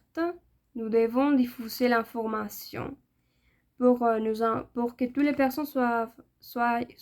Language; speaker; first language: French; non-native, learner; Spanish